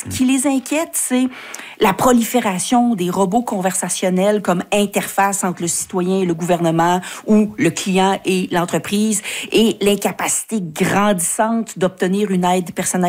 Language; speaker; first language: French; native; French